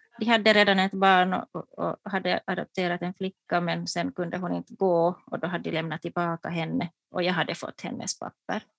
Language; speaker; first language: Swedish; native; Swedish